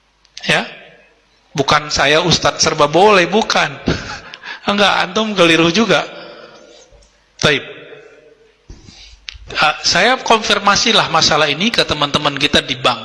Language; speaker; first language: Indonesian; native; Indonesian